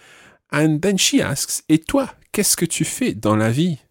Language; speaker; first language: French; non-native, fluent; English